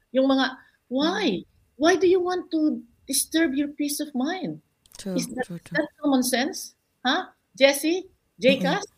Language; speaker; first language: Filipino; non-native, local second language; Bikol